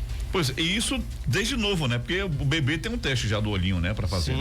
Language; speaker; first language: Portuguese; native; Portuguese